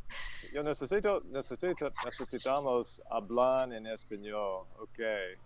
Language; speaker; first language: Spanish; non-native, learner; English